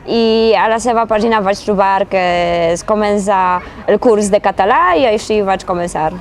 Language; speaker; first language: Catalan; non-native, learner; Polish